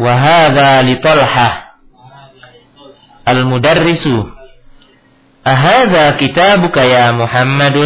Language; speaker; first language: Arabic; non-native, fluent; Indonesian